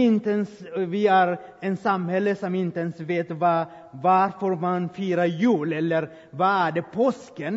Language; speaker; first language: Swedish; non-native, fluent; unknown